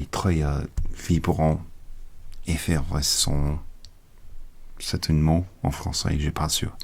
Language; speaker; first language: French; non-native, learner; English